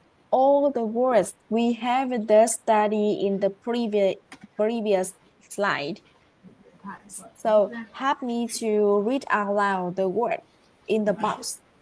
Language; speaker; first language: English; non-native, learner; Vietnamese